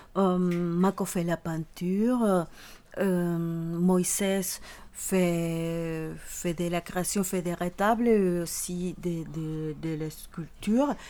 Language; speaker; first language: French; non-native, fluent; Spanish